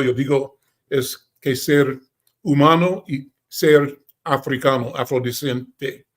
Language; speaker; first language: Spanish; non-native, learner; English